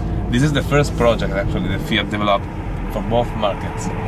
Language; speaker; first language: English; non-native, fluent; Italian